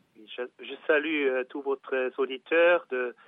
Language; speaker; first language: French; non-native, learner; German